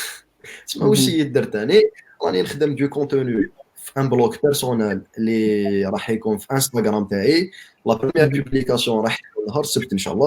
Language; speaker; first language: Arabic; native; Arabic